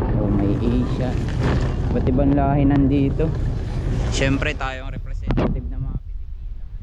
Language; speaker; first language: Filipino; native; Filipino